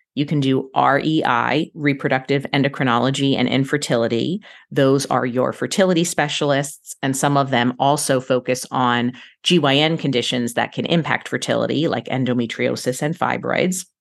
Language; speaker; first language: English; native; English